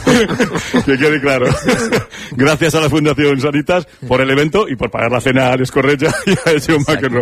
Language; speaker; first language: Spanish; native; Spanish